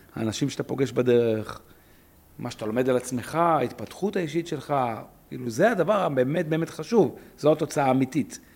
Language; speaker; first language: Hebrew; native; Hebrew